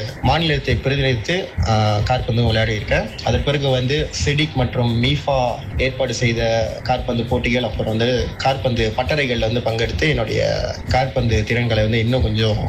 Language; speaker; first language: Tamil; early bilingual, heritage; Tamil